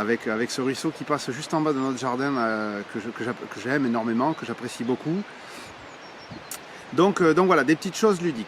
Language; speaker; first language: French; native; French